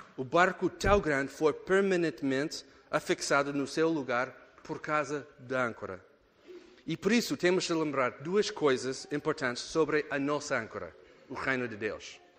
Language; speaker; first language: Portuguese; non-native, fluent; English